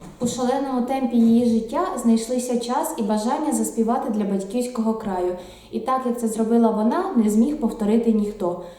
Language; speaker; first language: Ukrainian; native; Ukrainian